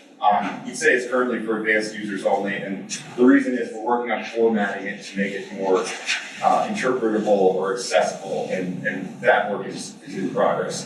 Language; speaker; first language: English; native; English